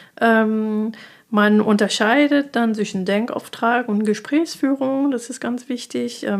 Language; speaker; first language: German; non-native, fluent; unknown